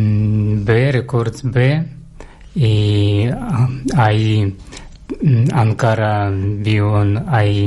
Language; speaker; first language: Catalan; non-native, learner; Russian